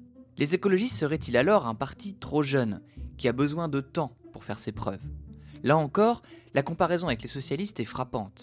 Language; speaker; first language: French; native; French